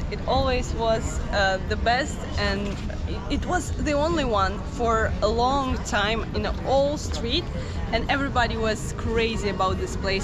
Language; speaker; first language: English; non-native, fluent; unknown